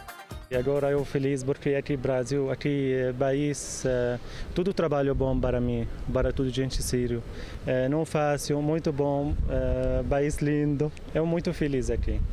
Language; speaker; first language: Portuguese; non-native, learner; Arabic